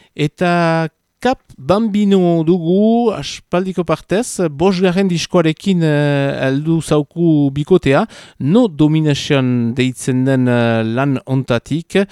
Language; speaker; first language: Basque; native; Basque